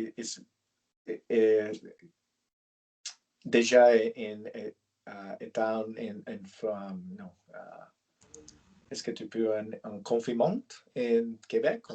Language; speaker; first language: French; non-native, learner; English